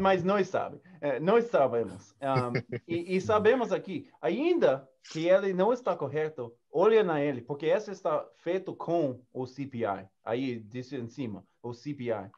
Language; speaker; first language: Portuguese; non-native, learner; English